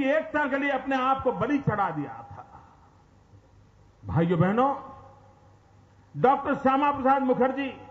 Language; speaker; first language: Hindi; non-native, local second language; Gujarati